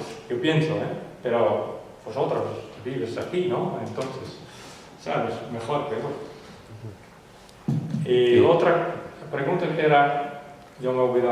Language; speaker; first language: Spanish; non-native, fluent; Western Frisian